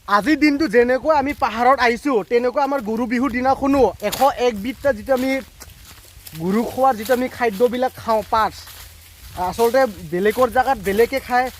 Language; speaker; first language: Assamese; non-native, local second language; Karbi